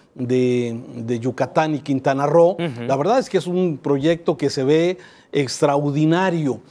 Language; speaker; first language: Spanish; native; Spanish